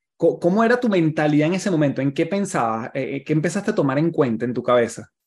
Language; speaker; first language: Spanish; native; Spanish